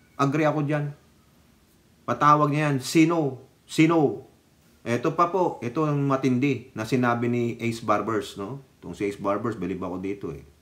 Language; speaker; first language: Filipino; native; Filipino